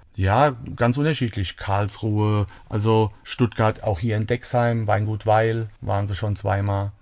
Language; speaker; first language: German; native; German